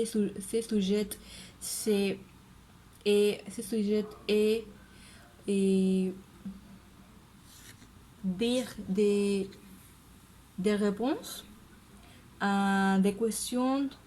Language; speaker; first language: French; non-native, learner; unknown